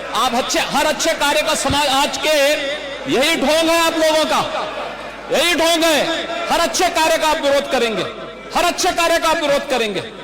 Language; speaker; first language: Hindi; native; Hindi